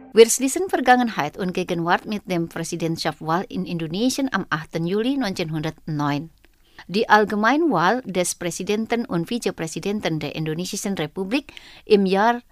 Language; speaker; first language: German; non-native, fluent; Indonesian